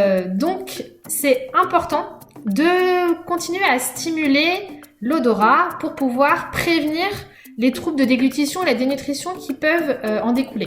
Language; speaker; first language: French; native; French